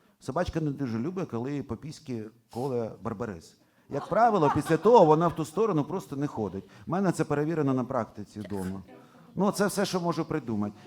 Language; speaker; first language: Ukrainian; non-native, local second language; Russian